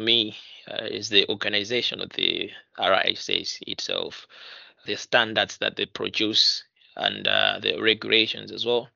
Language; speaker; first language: English; non-native, local second language; Nyanja